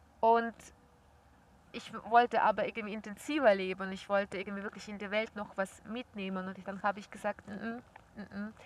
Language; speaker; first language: German; non-native, fluent; Russian